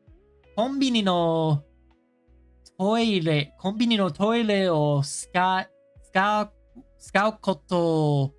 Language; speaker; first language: Japanese; non-native, learner; English